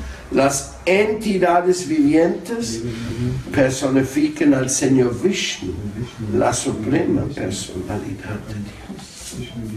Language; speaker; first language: Spanish; non-native, fluent; German